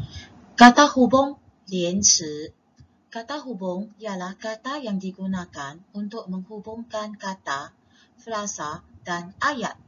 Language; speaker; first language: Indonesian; non-native, local second language; Chinese